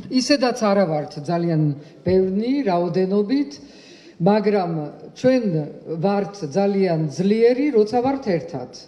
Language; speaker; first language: Georgian; early bilingual, heritage; Georgian